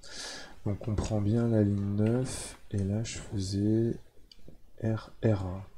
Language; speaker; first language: French; native; French